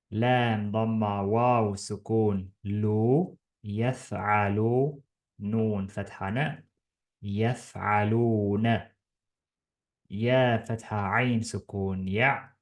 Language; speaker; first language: Arabic; non-native, fluent; Estonian